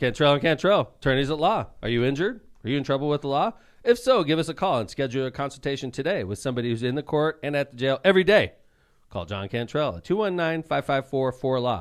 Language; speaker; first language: English; native; English